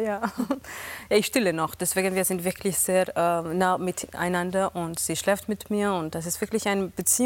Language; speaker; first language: German; non-native, fluent; Georgian